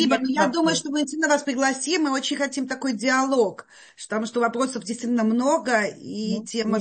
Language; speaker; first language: Russian; native; Russian